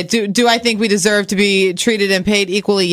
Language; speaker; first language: English; native; English